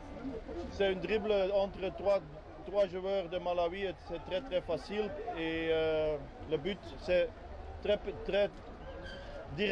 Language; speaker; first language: French; non-native, learner; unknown